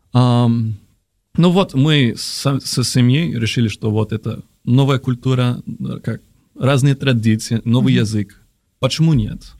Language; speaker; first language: Russian; non-native, fluent; Spanish